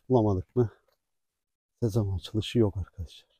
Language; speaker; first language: Turkish; native; Turkish